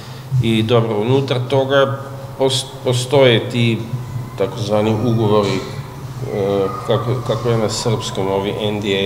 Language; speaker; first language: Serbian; non-native, fluent; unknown